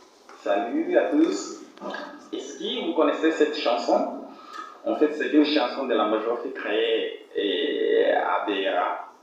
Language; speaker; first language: French; non-native, fluent; Portuguese